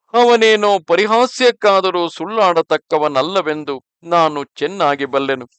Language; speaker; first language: Kannada; native; Kannada